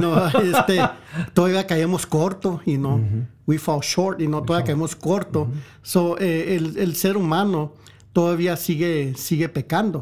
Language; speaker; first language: Spanish; early bilingual, heritage; Spanish